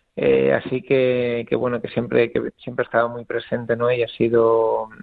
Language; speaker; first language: Spanish; native; Spanish